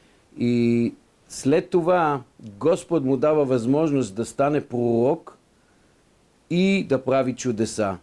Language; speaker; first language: Bulgarian; non-native, fluent; Hebrew